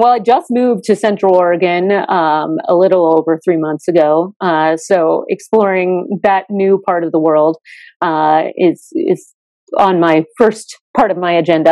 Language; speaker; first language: English; native; English